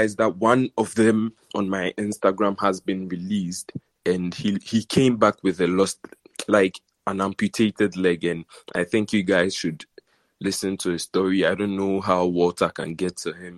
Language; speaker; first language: English; non-native, local second language; Akan